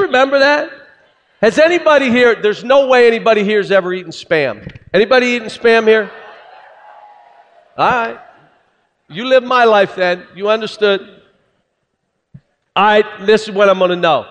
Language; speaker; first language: English; native; English